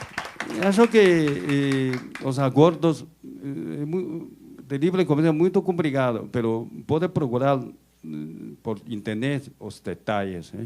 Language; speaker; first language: Portuguese; non-native, learner; Chinese